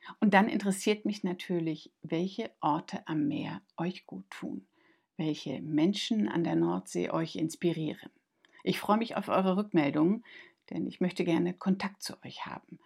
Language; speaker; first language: German; native; German